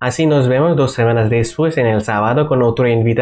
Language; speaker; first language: Spanish; non-native, learner; Bangla